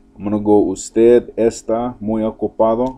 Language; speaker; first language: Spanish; non-native, learner; English